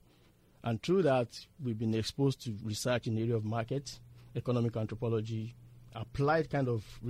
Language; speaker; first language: English; non-native, local second language; Yoruba